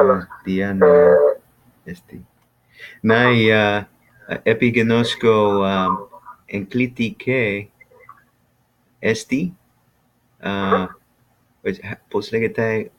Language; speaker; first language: Greek; non-native, learner; English